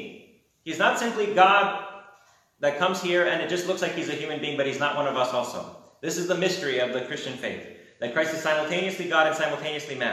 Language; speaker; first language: English; native; English